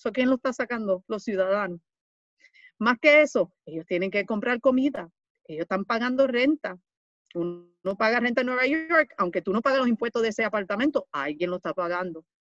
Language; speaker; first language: Spanish; early bilingual, heritage; Spanish